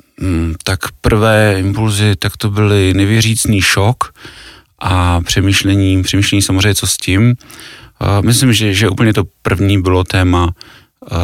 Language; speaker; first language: Czech; native; Czech